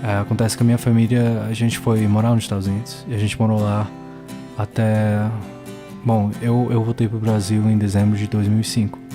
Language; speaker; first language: Portuguese; early bilingual, heritage; English